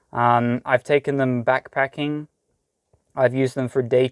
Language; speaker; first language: English; native; English